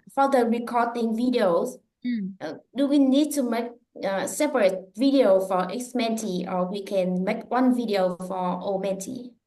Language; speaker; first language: English; non-native, fluent; Vietnamese